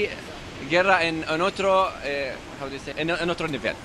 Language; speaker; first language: Spanish; non-native, learner; Arabic